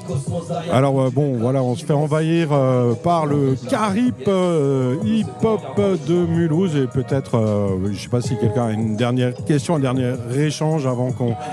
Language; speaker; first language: French; native; French